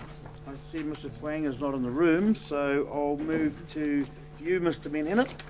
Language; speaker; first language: English; native; English